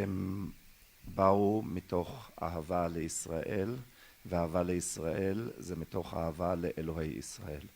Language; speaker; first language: Hebrew; early bilingual, other home language; German